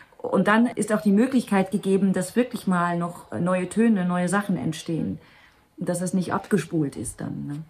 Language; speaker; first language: German; non-native, local second language; Luxembourgish